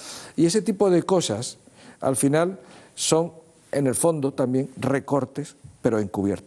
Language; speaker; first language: Spanish; native; Spanish